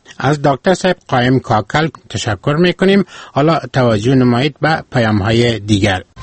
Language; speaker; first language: Persian; native; Persian